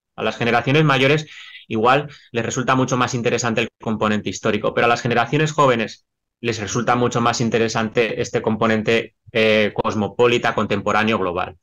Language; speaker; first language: Spanish; native; Spanish